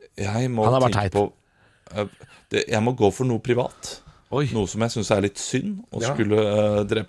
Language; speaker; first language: Norwegian; native; Norwegian